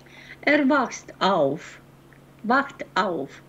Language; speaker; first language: German; non-native, fluent; Russian